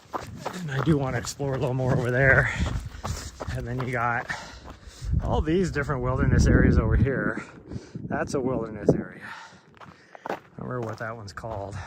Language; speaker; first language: English; native; English